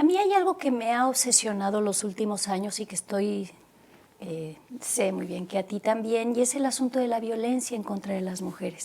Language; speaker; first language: Spanish; native; Spanish